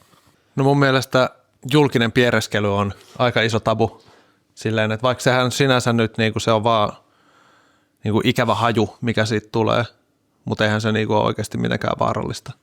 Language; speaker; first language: Finnish; native; Finnish